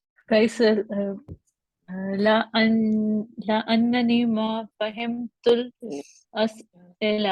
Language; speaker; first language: Arabic; non-native, learner; Urdu